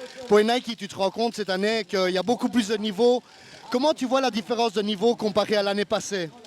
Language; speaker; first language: French; native; French